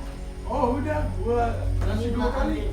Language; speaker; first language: Indonesian; non-native, learner; Danish